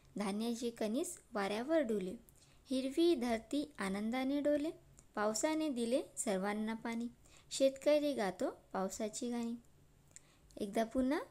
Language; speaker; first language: Marathi; non-native, local second language; Urdu